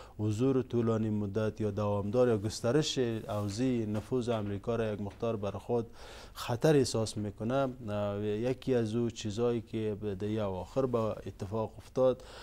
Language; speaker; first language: Persian; non-native, local second language; Uzbek